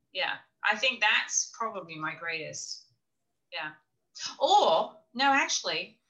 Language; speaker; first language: English; native; English